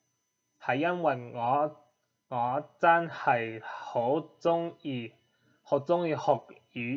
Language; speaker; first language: Cantonese; non-native, learner; English